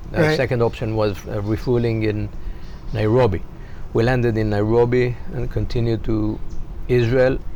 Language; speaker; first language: English; non-native, fluent; Hebrew